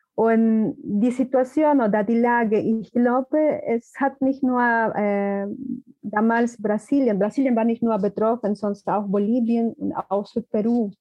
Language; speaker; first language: German; non-native, fluent; Spanish